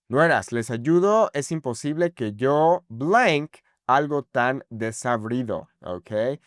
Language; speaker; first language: Spanish; non-native, fluent; English